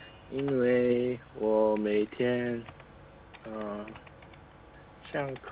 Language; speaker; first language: Chinese; non-native, learner; Korean